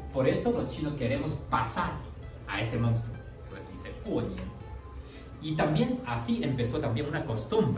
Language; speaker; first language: Spanish; non-native, fluent; Chinese